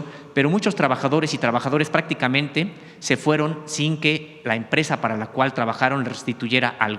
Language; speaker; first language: Spanish; native; Spanish